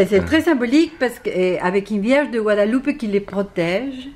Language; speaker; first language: French; non-native, fluent; Spanish